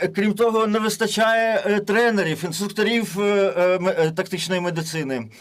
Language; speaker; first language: Ukrainian; non-native, learner; German